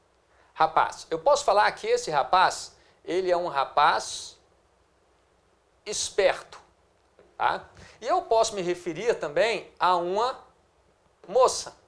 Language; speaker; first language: Portuguese; native; Portuguese